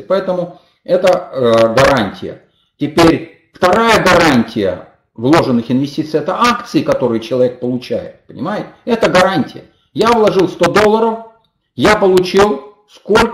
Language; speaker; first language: Russian; native; Russian